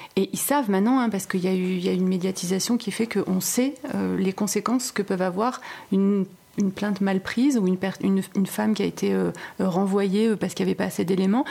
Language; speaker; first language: French; native; French